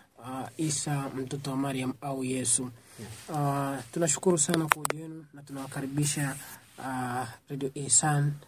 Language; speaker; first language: Swahili; native; Swahili